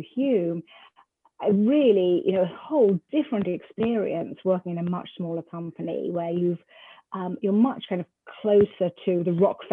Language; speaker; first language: English; native; English